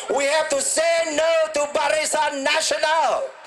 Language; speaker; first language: English; non-native, local second language; Chinese